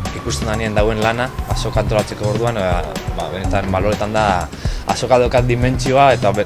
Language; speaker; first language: Basque; native; Basque